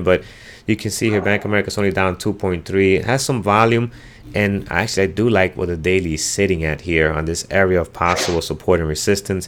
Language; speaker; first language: English; native; English